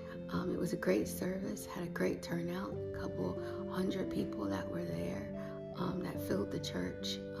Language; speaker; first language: English; native; English